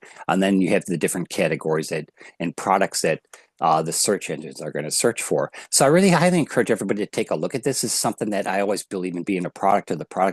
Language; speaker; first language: English; native; English